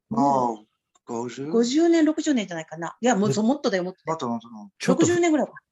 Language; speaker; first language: Japanese; non-native, learner; English